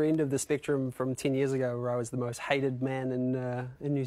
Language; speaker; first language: English; native; English